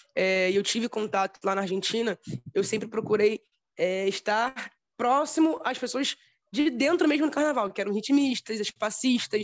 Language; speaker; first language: Portuguese; native; Portuguese